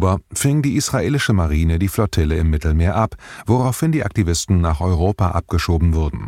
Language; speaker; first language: German; native; German